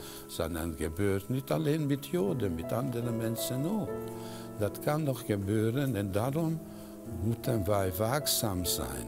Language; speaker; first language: Dutch; non-native, fluent; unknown